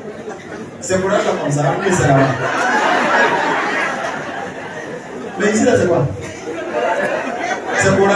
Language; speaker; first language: French; non-native, local second language; Mossi